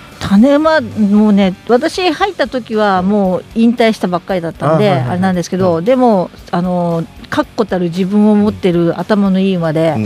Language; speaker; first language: Japanese; native; Japanese